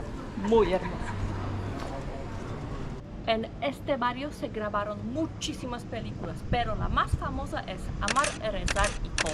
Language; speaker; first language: Spanish; non-native, fluent; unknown